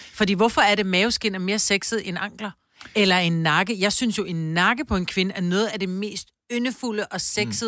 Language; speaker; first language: Danish; native; Danish